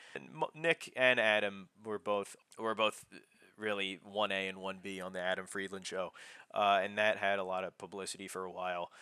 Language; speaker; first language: English; native; English